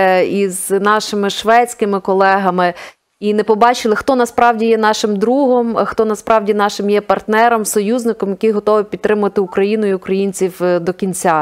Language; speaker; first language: Ukrainian; native; Ukrainian